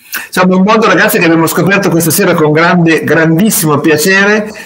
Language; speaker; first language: Italian; native; Italian